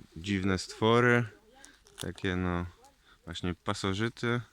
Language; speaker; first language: Polish; native; Polish